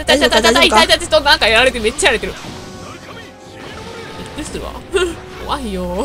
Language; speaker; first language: Japanese; native; Japanese